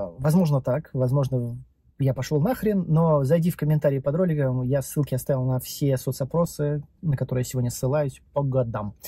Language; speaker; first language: Russian; native; Russian